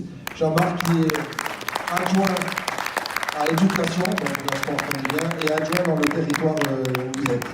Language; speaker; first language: French; native; French